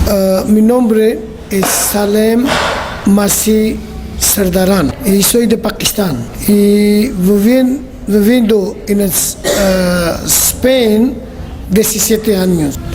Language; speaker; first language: Spanish; non-native, learner; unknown